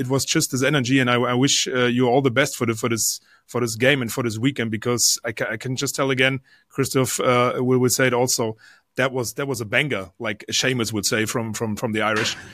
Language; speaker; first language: English; non-native, fluent; German